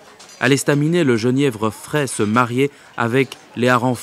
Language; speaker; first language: French; native; French